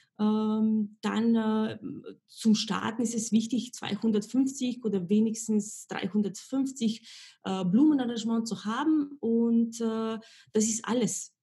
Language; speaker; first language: German; non-native, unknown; Slovenian